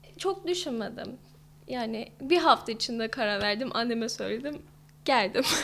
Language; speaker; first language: Turkish; non-native, fluent; English